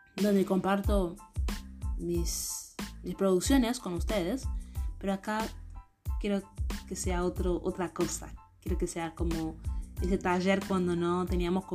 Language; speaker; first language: Spanish; non-native, fluent; Haitian Creole